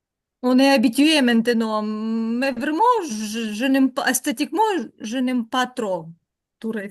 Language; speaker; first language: French; non-native, learner; Ukrainian